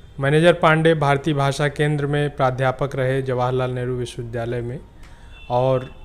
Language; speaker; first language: Hindi; native; Hindi